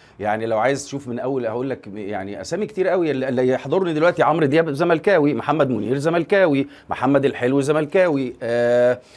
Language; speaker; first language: Arabic; native; Arabic